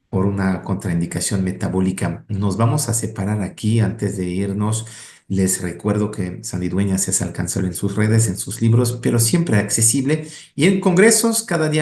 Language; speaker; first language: Spanish; native; Spanish